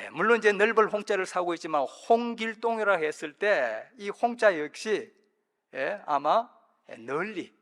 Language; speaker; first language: Korean; native; Korean